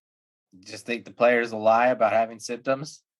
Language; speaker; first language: English; native; English